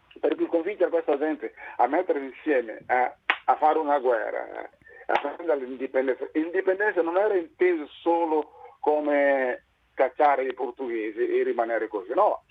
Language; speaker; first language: Italian; non-native, fluent; Upper Guinea Crioulo